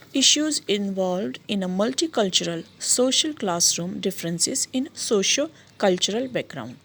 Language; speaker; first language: English; non-native, local second language; Gujarati